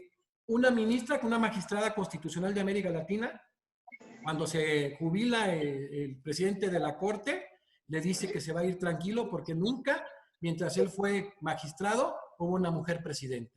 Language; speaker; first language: Spanish; native; Spanish